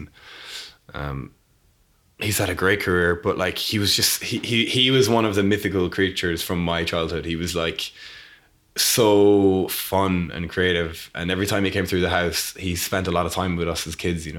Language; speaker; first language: English; native; English